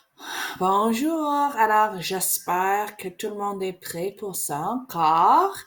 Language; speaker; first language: French; non-native, learner; English